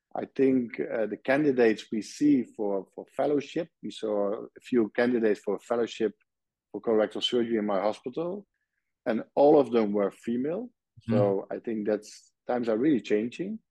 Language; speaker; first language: English; non-native, fluent; Dutch